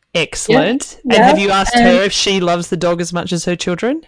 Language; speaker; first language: English; native; English